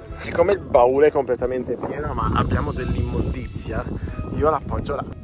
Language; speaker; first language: Italian; native; Italian